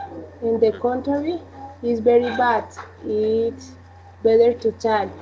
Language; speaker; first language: English; non-native, learner; Spanish